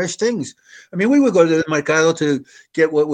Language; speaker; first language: English; native; English